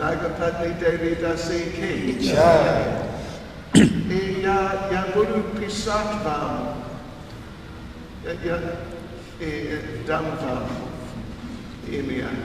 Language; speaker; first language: Russian; non-native, learner; English